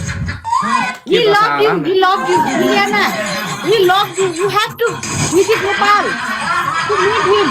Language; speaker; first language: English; non-native, learner; Nepali